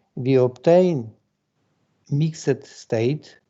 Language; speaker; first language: English; non-native, fluent; Ukrainian